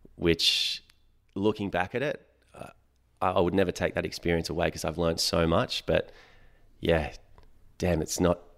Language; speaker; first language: English; native; English